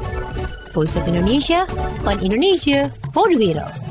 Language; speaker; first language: Dutch; non-native, fluent; Indonesian